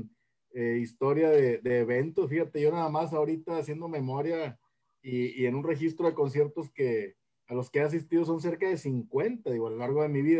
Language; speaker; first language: Spanish; native; Spanish